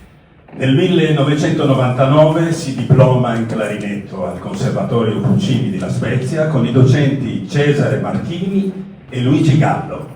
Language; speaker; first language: Italian; native; Italian